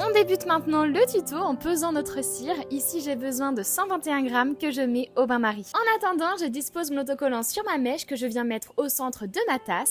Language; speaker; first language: French; native; French